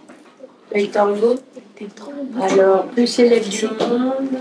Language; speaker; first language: French; native; French